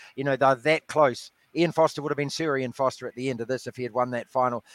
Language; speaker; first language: English; native; English